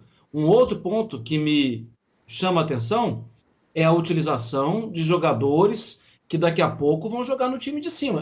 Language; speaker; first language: Portuguese; native; Portuguese